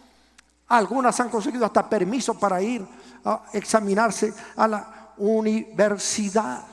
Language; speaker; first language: Spanish; native; Spanish